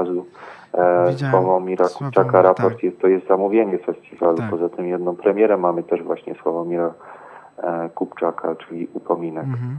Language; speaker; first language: Polish; native; Polish